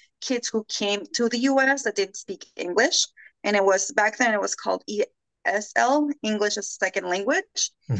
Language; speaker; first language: English; early bilingual, other home language; Spanish